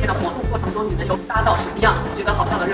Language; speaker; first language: Chinese; native; Chinese